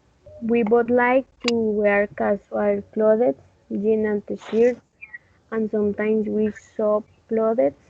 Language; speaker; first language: English; non-native, learner; Spanish